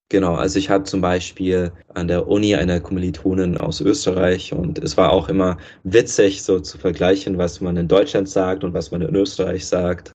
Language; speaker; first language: German; non-native, fluent; English